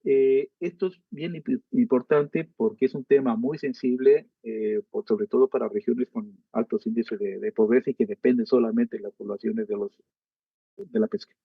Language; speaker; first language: Spanish; native; Spanish